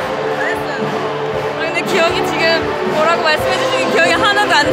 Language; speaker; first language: Korean; native; Korean